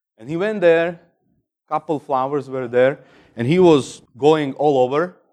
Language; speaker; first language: English; non-native, fluent; Slovak